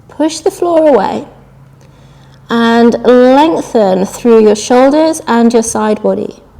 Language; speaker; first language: English; native; English